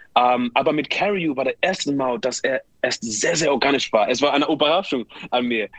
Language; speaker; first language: German; non-native, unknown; English